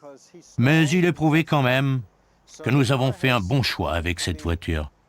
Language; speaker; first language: French; native; French